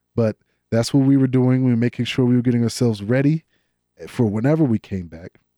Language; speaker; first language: English; native; English